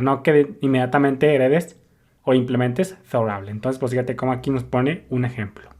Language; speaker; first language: Spanish; native; Spanish